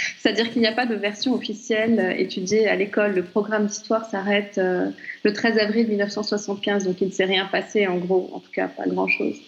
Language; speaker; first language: French; non-native, local second language; Arabic